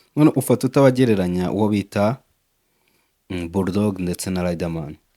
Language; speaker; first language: Kinyarwanda; native; Kinyarwanda